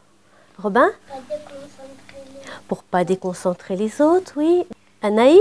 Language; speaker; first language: French; native; French